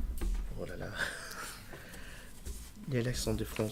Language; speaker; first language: French; non-native, learner; English